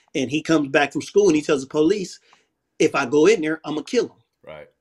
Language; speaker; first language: English; native; English